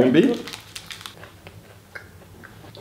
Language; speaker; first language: Swedish; native; Swedish